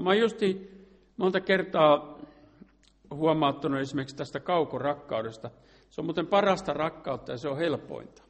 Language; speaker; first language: Finnish; native; Finnish